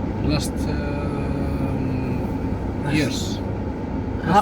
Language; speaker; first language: English; non-native, learner; Arabic